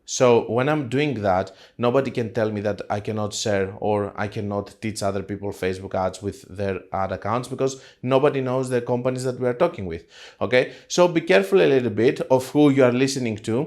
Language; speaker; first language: English; non-native, fluent; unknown